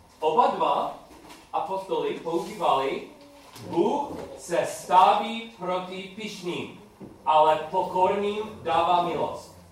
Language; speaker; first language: Czech; non-native, learner; English